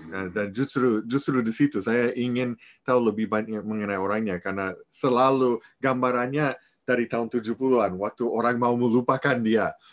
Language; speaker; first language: Indonesian; non-native, fluent; English